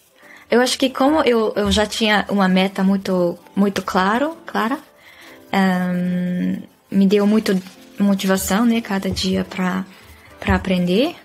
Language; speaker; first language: Portuguese; non-native, fluent; Dutch